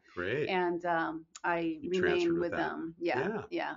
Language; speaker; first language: English; non-native, fluent; Spanish